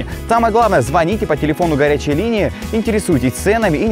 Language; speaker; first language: Russian; native; Russian